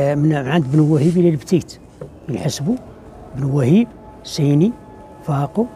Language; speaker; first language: Arabic; native; Arabic